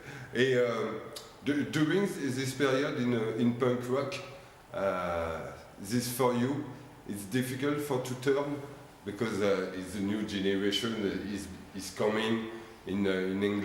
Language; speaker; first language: English; non-native, learner; French